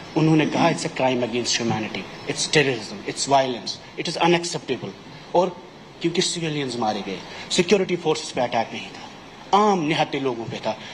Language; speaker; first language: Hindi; non-native, local second language; Kashmiri